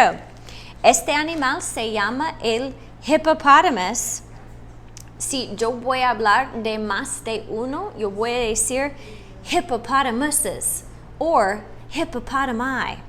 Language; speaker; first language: Spanish; non-native, fluent; English